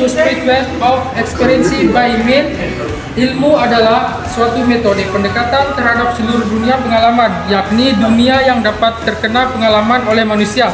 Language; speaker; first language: Indonesian; non-native, local second language; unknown